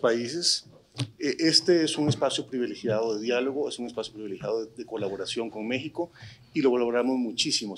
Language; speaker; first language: Spanish; native; Spanish